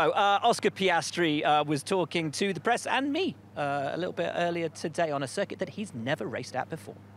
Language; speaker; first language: English; native; English